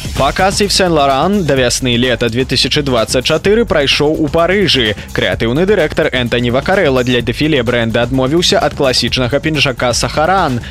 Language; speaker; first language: Belarusian; native; Belarusian